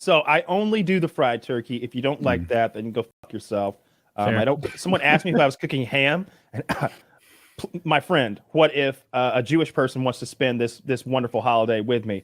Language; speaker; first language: English; native; English